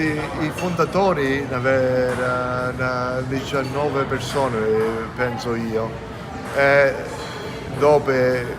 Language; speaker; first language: Italian; early bilingual, heritage; English